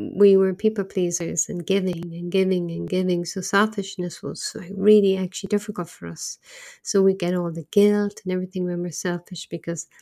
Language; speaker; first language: English; native; English